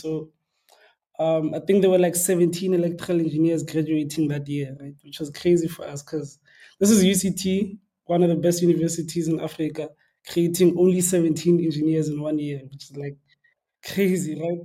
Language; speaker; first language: English; non-native, local second language; Xhosa